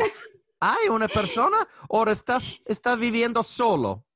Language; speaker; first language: Spanish; non-native, learner; English